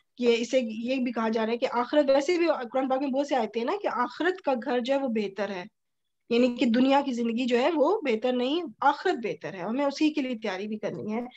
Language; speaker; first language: Urdu; native; Urdu